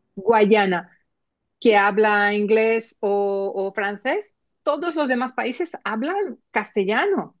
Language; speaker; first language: Spanish; early bilingual, heritage; Spanish